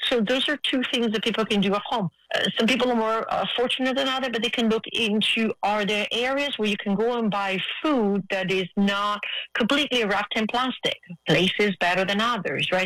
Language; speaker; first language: English; non-native, fluent; Italian